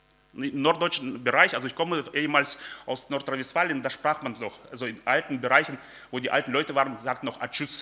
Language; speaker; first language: German; early bilingual, other home language; Russian